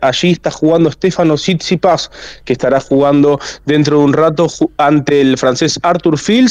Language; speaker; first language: Spanish; native; Spanish